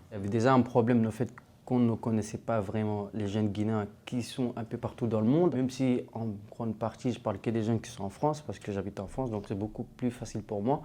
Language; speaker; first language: French; non-native, local second language; Fula